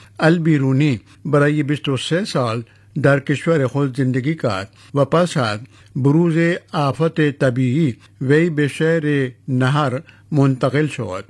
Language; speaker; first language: Persian; non-native, fluent; Urdu